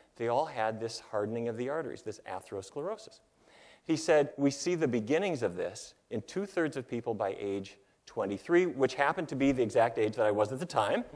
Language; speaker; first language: English; native; English